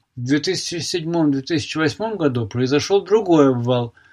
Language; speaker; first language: Russian; native; Russian